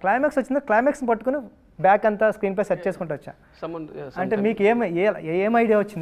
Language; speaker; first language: Telugu; native; Telugu